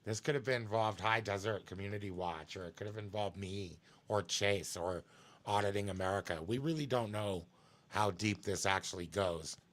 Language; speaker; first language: English; native; English